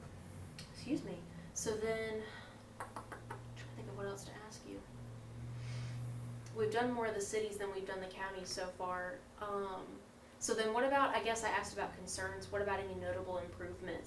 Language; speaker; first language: English; native; English